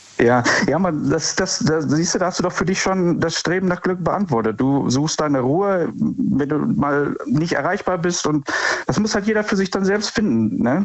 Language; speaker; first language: German; native; German